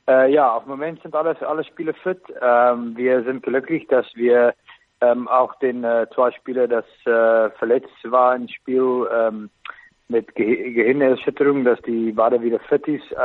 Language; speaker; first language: German; non-native, fluent; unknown